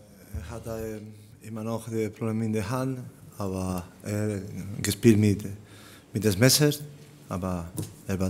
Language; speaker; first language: German; non-native, learner; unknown